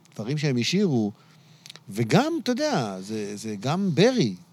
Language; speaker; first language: Hebrew; early bilingual, other home language; Arabic